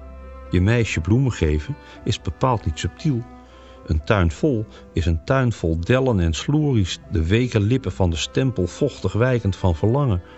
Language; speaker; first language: Dutch; native; Dutch